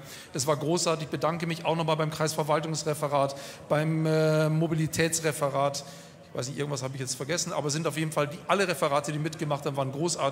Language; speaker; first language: German; native; German